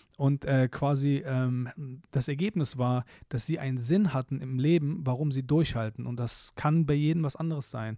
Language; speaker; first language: German; early bilingual, other home language; Polish